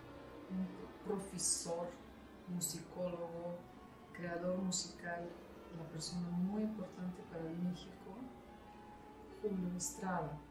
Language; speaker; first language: Spanish; non-native, fluent; Russian